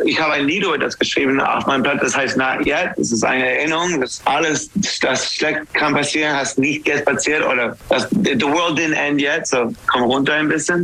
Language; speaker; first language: German; non-native, learner; English